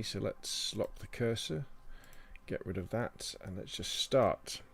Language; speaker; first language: English; native; English